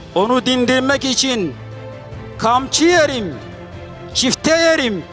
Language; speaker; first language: Turkish; non-native, fluent; Arabic